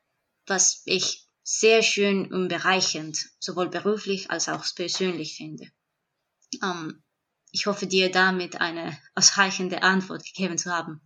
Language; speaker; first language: German; non-native, fluent; Spanish